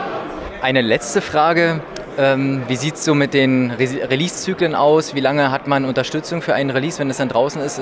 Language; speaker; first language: German; native; German